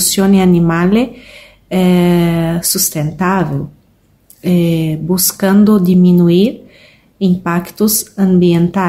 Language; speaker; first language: Spanish; non-native, learner; Portuguese